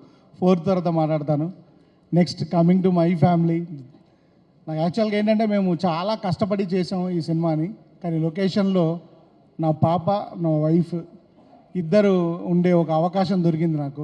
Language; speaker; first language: Telugu; native; Telugu